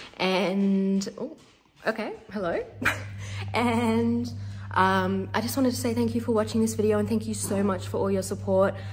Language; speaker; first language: English; native; English